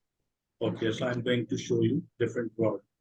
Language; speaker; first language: English; non-native, local second language; Urdu